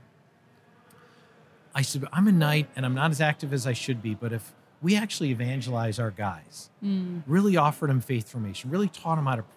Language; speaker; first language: English; native; English